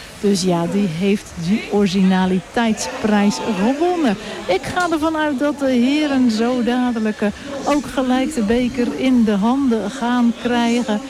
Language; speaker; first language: Dutch; native; Dutch